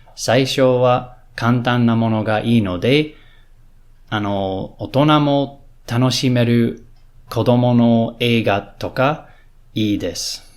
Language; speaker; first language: Japanese; non-native, learner; English